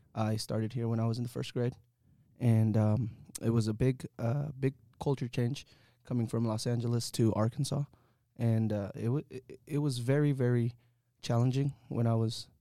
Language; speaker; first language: English; early bilingual, other home language; Spanish